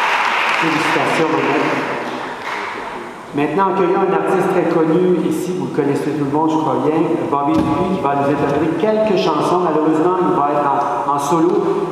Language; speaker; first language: French; native; French